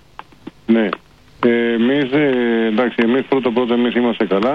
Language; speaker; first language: Greek; early bilingual, heritage; Greek